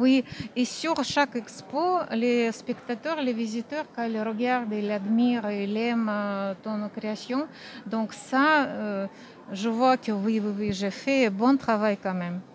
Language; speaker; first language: French; non-native, fluent; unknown